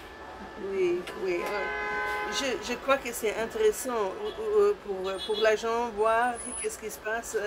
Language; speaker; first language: French; non-native, learner; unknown